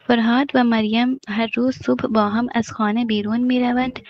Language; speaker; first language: Persian; non-native, learner; Urdu